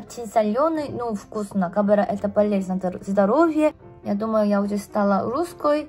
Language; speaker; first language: Russian; non-native, learner; Korean